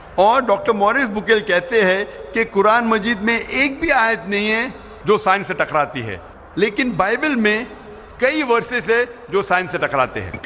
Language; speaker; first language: Urdu; non-native, local second language; Konkani